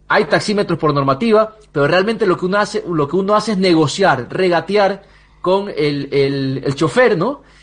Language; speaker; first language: Spanish; native; Spanish